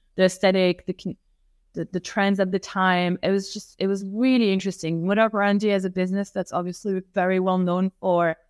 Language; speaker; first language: English; non-native, fluent; French